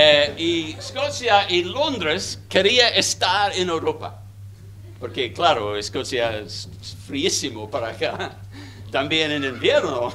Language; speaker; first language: Spanish; non-native, learner; English